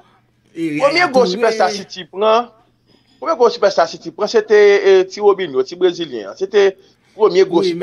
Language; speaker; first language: French; non-native, local second language; Haitian Creole